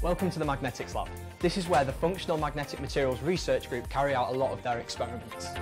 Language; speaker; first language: English; non-native, fluent; Chinese